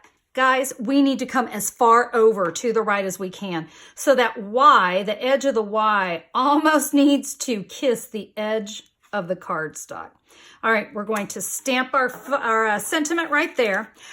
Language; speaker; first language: English; native; English